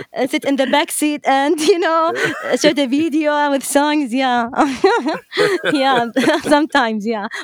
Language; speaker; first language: English; non-native, fluent; Arabic